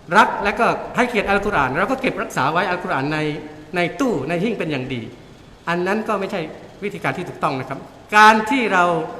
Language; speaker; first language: Thai; non-native, local second language; Malay